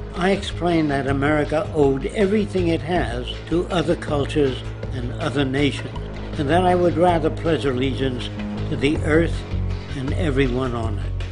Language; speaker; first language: English; native; English